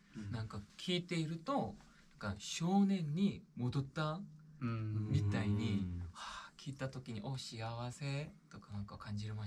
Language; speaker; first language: Japanese; non-native, learner; Korean